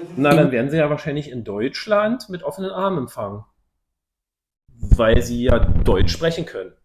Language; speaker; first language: German; native; German